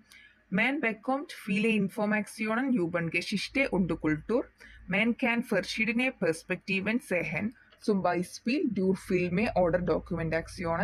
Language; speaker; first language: German; non-native, fluent; Malayalam